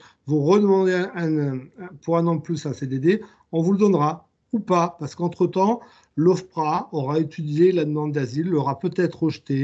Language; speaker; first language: French; native; French